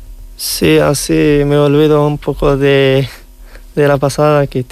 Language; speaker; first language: Spanish; non-native, learner; Riffian